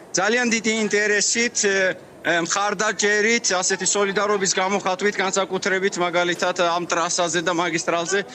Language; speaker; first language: Georgian; non-native, local second language; Azerbaijani